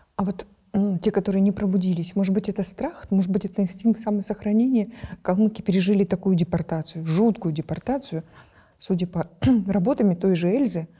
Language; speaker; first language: Russian; non-native, local second language; Kyrgyz